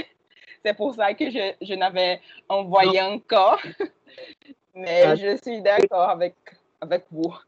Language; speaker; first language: French; non-native, fluent; Portuguese